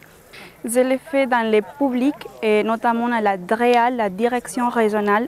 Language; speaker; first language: French; non-native, fluent; Spanish